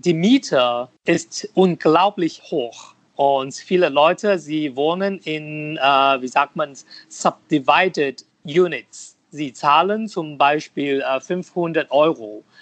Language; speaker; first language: German; non-native, fluent; Cantonese